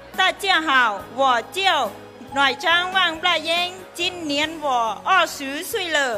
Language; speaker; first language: Chinese; non-native, learner; Lao